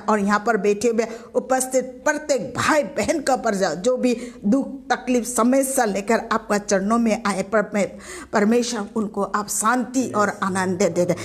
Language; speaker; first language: Hindi; non-native, local second language; Assamese